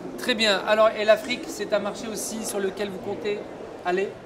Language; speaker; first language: French; native; French